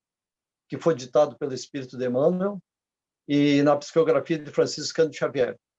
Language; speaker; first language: Portuguese; native; Portuguese